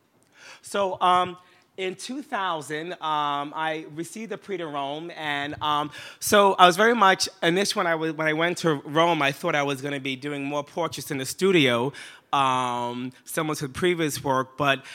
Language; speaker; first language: English; native; English